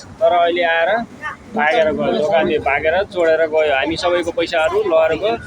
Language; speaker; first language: Nepali; native; Nepali